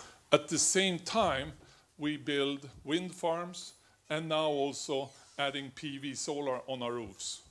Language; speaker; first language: English; non-native, fluent; Swedish